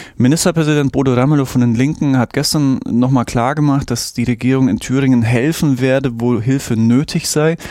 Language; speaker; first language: German; native; German